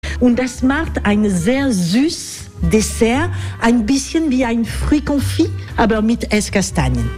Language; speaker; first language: German; non-native, learner; French